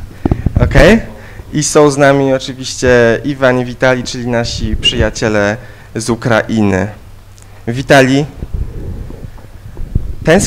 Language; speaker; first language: Polish; native; Polish